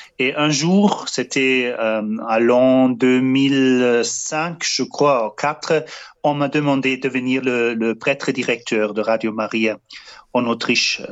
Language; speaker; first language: French; non-native, fluent; German